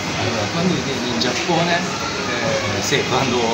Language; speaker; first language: Italian; non-native, learner; Japanese